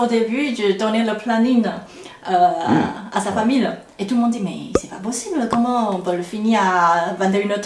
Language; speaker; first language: French; non-native, fluent; Chinese